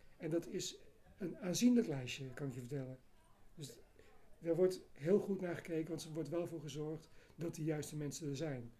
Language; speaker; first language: Dutch; native; Dutch